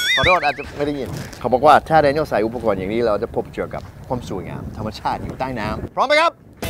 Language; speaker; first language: Thai; non-native, fluent; English